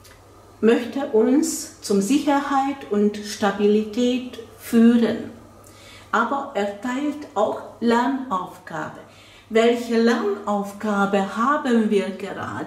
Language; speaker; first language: German; non-native, fluent; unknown